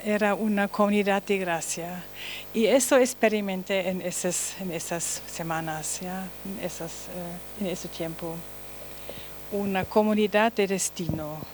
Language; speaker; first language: Spanish; non-native, learner; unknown